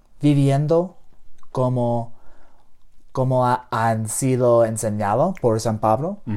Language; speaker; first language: Spanish; non-native, learner; English